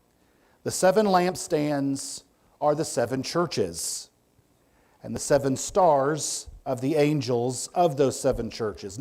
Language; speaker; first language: English; native; English